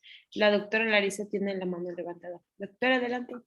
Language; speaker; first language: Spanish; native; Spanish